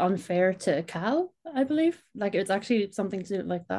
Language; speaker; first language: English; native; English